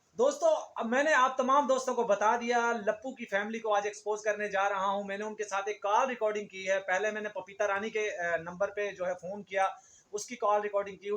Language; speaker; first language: Urdu; non-native, local second language; Punjabi